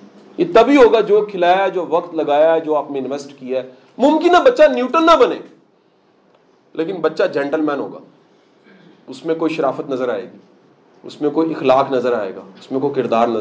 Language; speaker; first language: Hindi; non-native, local second language; Punjabi